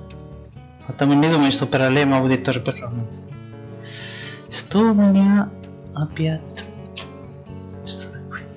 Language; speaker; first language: Russian; non-native, learner; Spanish